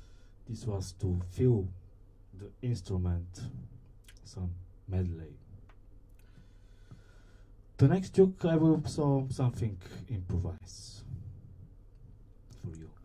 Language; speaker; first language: English; non-native, learner; Bulgarian